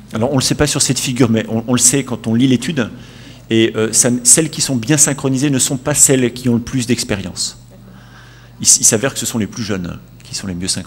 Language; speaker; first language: French; native; French